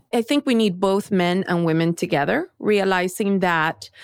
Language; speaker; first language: English; early bilingual, other home language; Spanish